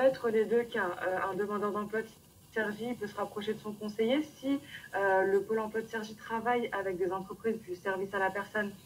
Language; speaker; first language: French; native; French